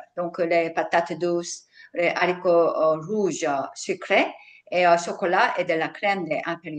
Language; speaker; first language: French; non-native, fluent; Korean